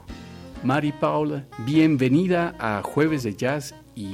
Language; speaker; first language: Spanish; native; Spanish